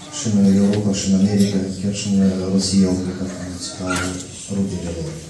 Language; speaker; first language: Romanian; non-native, learner; Russian